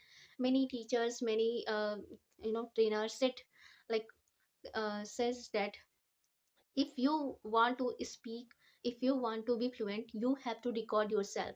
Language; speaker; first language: English; non-native, learner; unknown